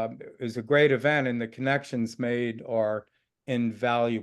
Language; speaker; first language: English; native; English